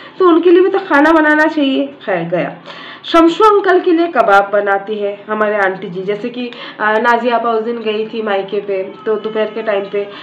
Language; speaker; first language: Hindi; native; Hindi